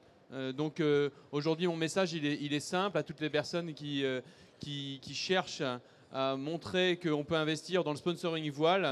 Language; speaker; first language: French; native; French